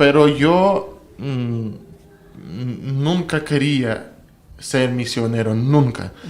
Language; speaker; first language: Spanish; non-native, learner; Russian